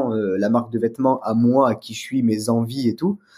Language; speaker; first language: French; native; French